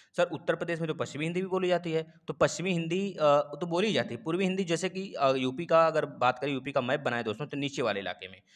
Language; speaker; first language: Hindi; native; Hindi